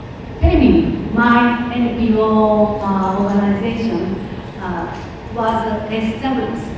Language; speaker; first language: English; non-native, learner; Japanese